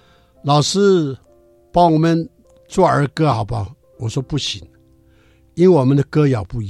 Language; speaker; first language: Chinese; non-native, local second language; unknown